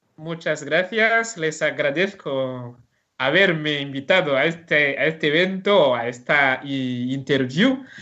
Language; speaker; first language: Spanish; non-native, fluent; Rundi